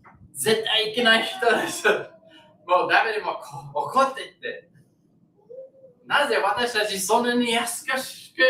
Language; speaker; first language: Japanese; non-native, learner; English